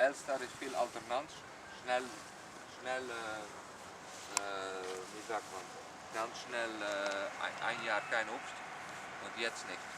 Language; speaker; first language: German; non-native, learner; Dutch